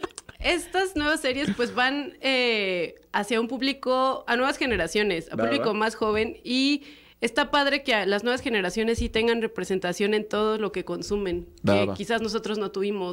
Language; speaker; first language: Spanish; native; Spanish